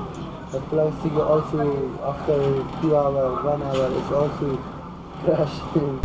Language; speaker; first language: English; non-native, learner; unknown